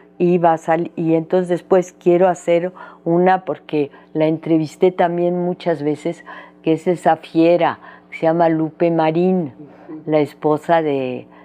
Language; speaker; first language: Spanish; early bilingual, other home language; French